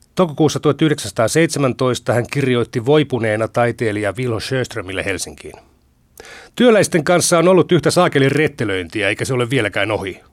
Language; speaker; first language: Finnish; native; Finnish